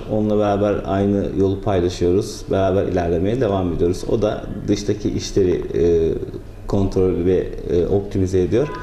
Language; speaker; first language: Turkish; native; Turkish